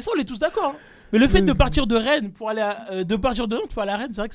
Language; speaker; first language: French; native; French